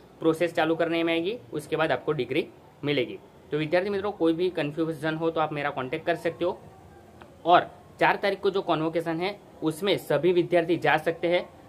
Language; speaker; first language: Hindi; non-native, local second language; Gujarati